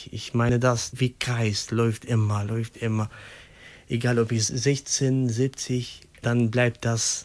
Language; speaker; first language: German; non-native, local second language; Arabic